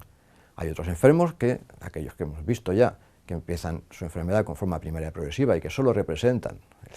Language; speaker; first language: Spanish; native; Spanish